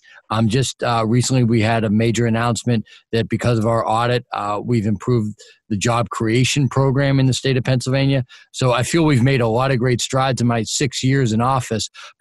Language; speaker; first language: English; native; English